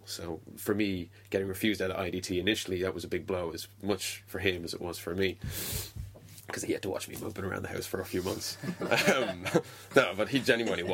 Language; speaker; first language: English; native; English